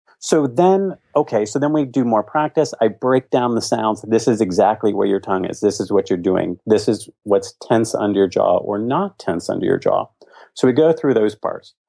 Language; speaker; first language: English; native; English